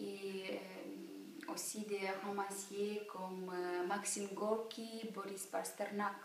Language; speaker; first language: French; non-native, fluent; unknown